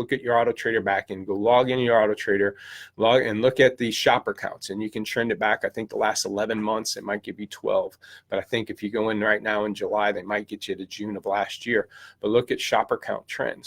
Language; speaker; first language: English; native; English